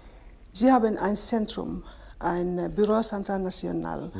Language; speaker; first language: German; non-native, fluent; Finnish